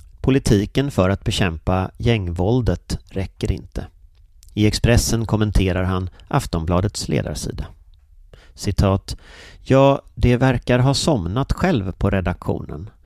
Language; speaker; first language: Swedish; native; Swedish